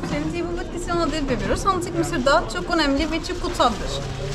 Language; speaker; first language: Turkish; non-native, learner; Arabic